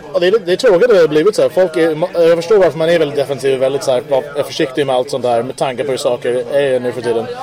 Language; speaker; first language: Swedish; early bilingual, other home language; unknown